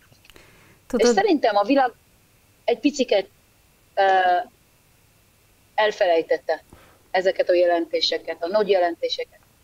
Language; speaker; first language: Hungarian; early bilingual, heritage; Hebrew